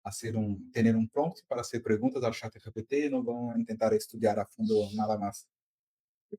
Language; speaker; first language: Spanish; non-native, fluent; Portuguese